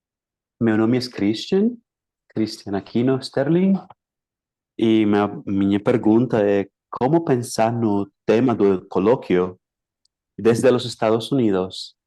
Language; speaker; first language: Portuguese; non-native, learner; Spanish